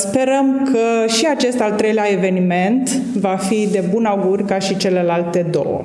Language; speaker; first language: Romanian; native; Romanian